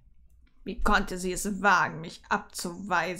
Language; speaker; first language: German; native; German